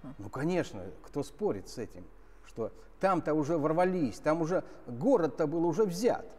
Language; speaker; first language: Russian; native; Russian